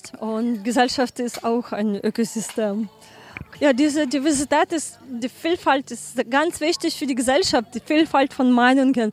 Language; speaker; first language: German; non-native, learner; Ukrainian